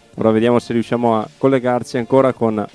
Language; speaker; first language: Italian; native; Italian